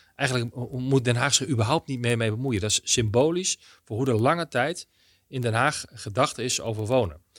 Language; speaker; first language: Dutch; native; Dutch